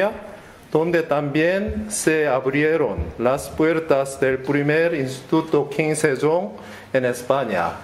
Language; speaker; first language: Spanish; non-native, learner; Korean